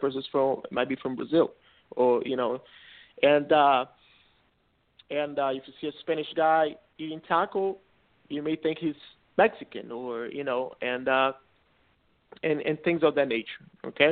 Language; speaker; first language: English; non-native, fluent; Portuguese